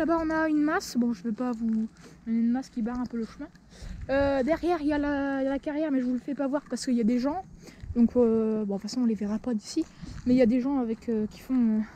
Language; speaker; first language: French; native; French